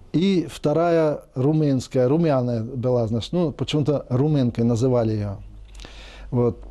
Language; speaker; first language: Russian; non-native, local second language; Ukrainian